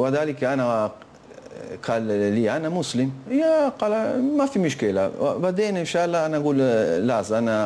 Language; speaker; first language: Arabic; non-native, learner; Italian